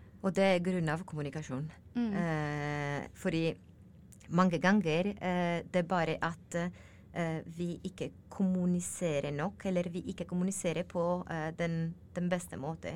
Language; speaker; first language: Norwegian; non-native, learner; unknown